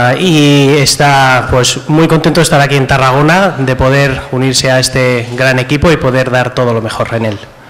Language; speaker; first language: Spanish; native; Spanish